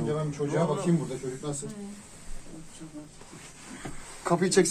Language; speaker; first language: Turkish; native; Turkish